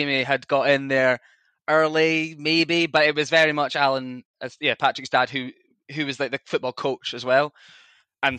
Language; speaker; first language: English; native; English